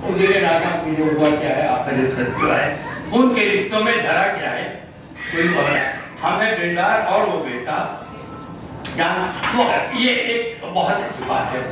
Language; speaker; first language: Urdu; non-native, local second language; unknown